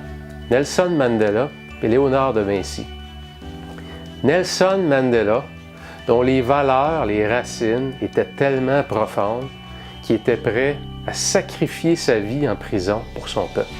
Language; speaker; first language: French; native; French